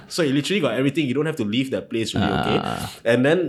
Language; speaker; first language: English; non-native, local second language; Cantonese